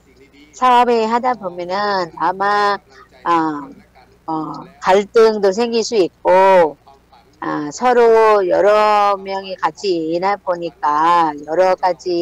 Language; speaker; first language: Korean; non-native, learner; Thai